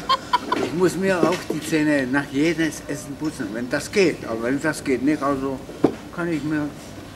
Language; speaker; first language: German; non-native, learner; Czech